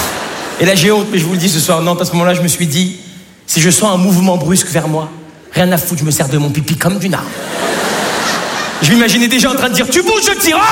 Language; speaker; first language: French; native; French